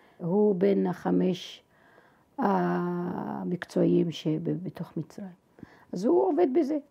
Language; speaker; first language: Hebrew; non-native, fluent; Arabic